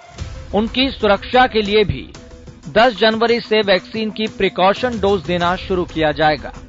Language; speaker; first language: Hindi; native; Hindi